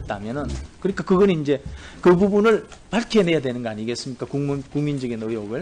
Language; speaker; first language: Korean; native; Korean